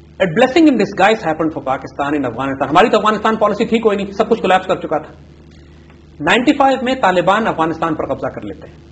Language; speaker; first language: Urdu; native; Urdu